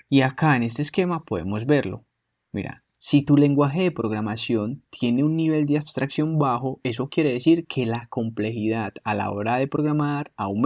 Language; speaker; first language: Spanish; native; Spanish